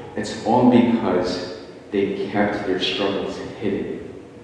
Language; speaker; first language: English; native; English